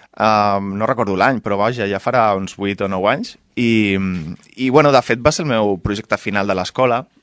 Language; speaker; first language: Catalan; non-native, local second language; Spanish